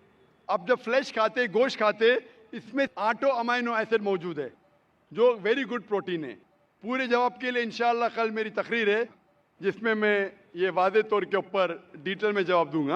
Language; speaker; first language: Hindi; native; Hindi